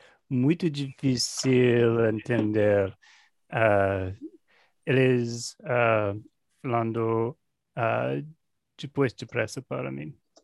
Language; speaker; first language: Portuguese; non-native, learner; English